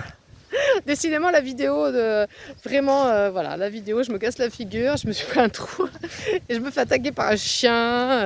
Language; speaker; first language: French; native; French